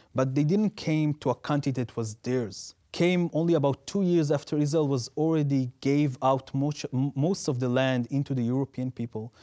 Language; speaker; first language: English; non-native, fluent; Hebrew